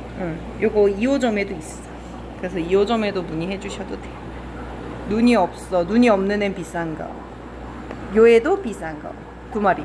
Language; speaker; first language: Korean; native; Korean